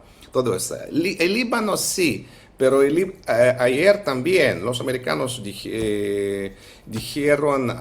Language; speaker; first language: Spanish; non-native, fluent; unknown